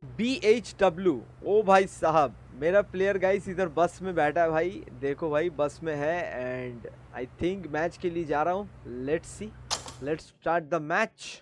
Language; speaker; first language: Hindi; native; Hindi